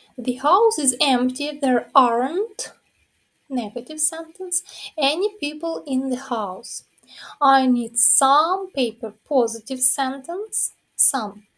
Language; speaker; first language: English; non-native, fluent; Ukrainian